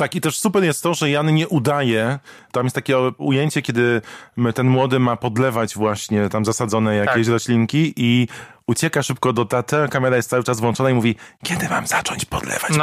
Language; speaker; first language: Polish; native; Polish